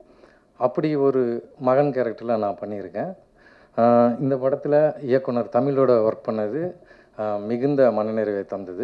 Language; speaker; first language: Tamil; native; Tamil